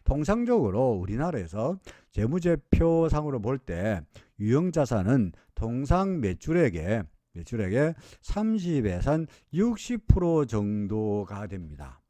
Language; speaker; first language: Korean; native; Korean